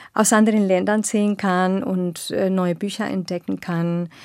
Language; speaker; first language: German; non-native, fluent; Spanish